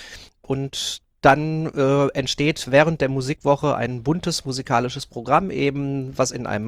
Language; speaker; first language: German; native; German